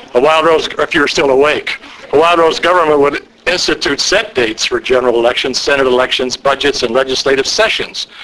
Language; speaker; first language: English; native; English